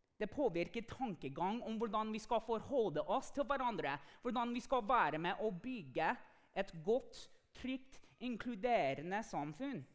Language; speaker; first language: Norwegian; non-native, fluent; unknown